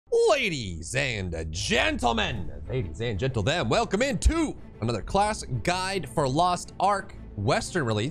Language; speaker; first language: English; native; English